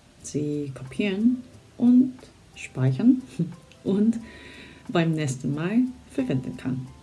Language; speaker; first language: German; non-native, fluent; Korean